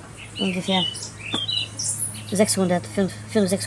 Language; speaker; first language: German; non-native, learner; Russian